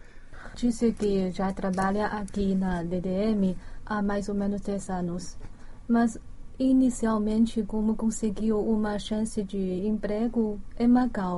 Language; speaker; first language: Portuguese; non-native, fluent; Chinese